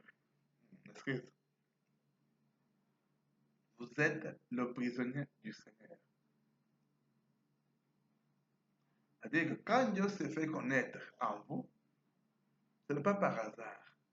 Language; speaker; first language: French; non-native, fluent; Portuguese